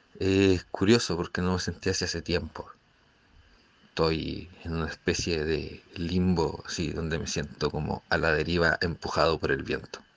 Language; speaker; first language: Spanish; native; Spanish